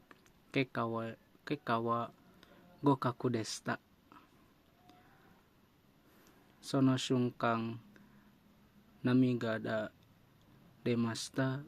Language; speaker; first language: Japanese; non-native, learner; Indonesian